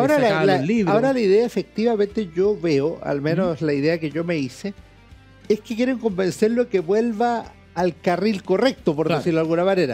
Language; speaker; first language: Spanish; native; Spanish